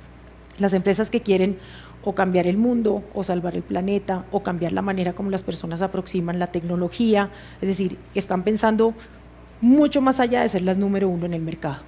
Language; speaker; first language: Spanish; native; Spanish